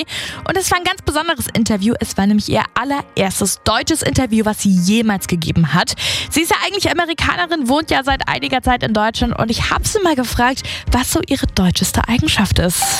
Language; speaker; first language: German; native; German